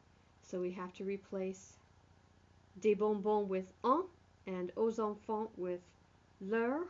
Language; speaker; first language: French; non-native, fluent; English